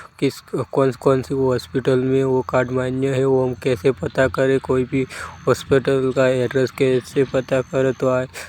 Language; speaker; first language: Hindi; non-native, local second language; Gujarati